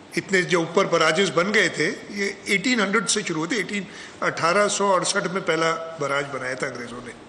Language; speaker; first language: Urdu; non-native, local second language; Sindhi